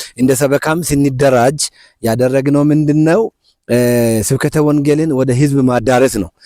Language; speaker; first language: Amharic; non-native, local second language; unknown